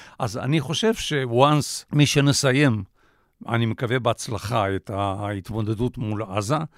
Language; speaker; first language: Hebrew; non-native, fluent; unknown